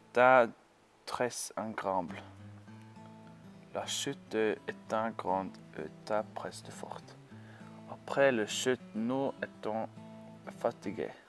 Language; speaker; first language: French; non-native, learner; Norwegian